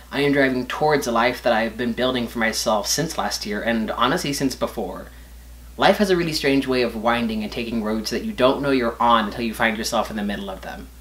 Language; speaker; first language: English; native; English